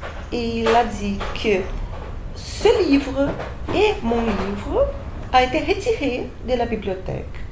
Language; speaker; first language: French; non-native, fluent; Portuguese